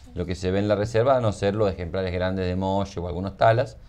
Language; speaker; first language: Spanish; native; Spanish